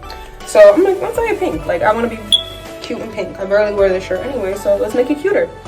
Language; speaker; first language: English; native; English